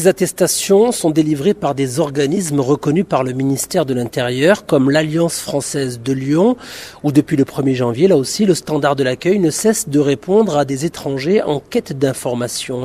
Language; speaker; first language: French; native; French